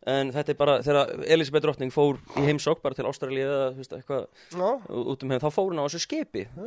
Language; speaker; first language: Icelandic; early bilingual, heritage; English